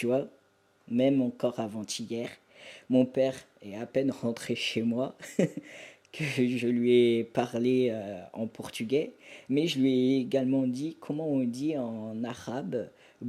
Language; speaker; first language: French; native; French